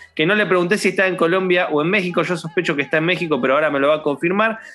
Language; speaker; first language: Spanish; native; Spanish